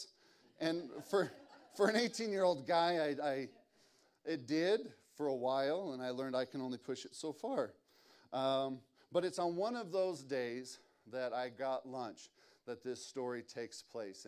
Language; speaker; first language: English; native; English